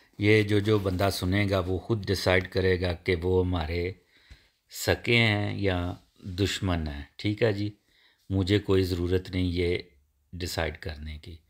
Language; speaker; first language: Urdu; non-native, local second language; Punjabi